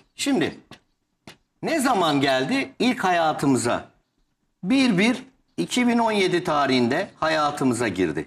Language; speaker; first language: Turkish; native; Turkish